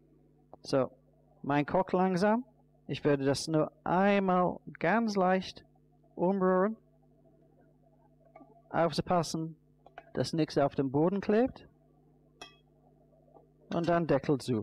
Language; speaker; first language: German; non-native, fluent; English